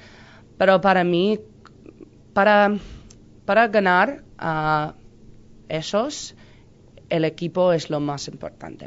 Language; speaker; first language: Spanish; non-native, learner; English